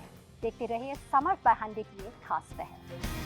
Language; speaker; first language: Hindi; native; Hindi